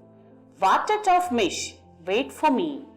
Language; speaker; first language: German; non-native, fluent; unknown